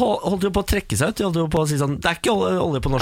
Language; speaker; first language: Norwegian; native; Norwegian